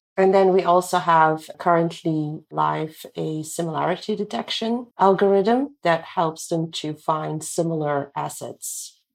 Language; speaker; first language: English; non-native, fluent; Dutch